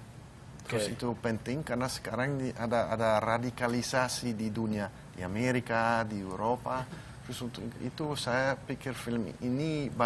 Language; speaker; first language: Indonesian; non-native, learner; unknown